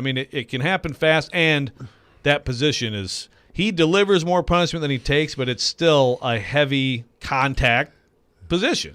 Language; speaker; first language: English; native; English